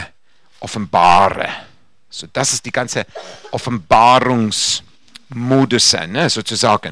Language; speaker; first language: German; non-native, fluent; English